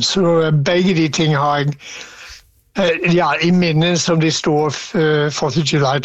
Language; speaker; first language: Norwegian; non-native, fluent; English